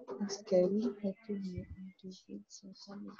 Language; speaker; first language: French; non-native, learner; Portuguese